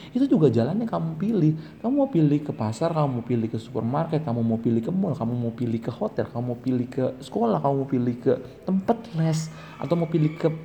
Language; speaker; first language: Indonesian; native; Indonesian